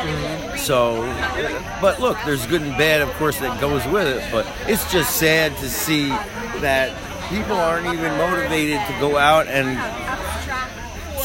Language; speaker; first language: English; native; English